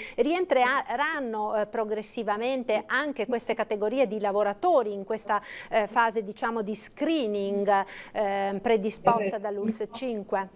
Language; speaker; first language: Italian; native; Italian